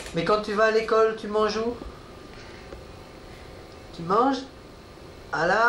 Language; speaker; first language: French; native; French